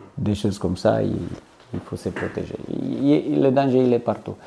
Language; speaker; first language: French; non-native, fluent; Romanian